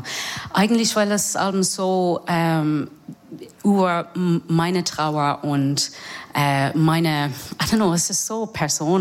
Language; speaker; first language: German; non-native, fluent; English